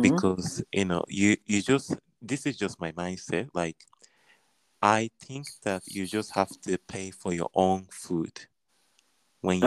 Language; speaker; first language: English; non-native, learner; Japanese